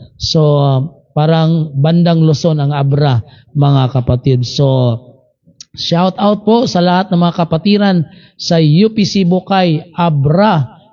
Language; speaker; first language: Filipino; non-native, local second language; Hiligaynon